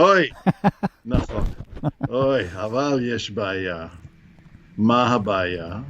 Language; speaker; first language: Hebrew; non-native, fluent; English